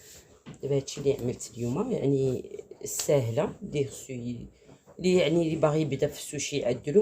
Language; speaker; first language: Arabic; native; Arabic